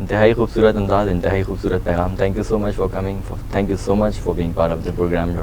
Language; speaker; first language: Urdu; native; Urdu